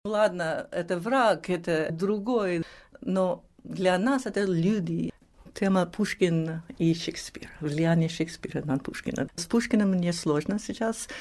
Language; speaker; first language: Russian; non-native, fluent; English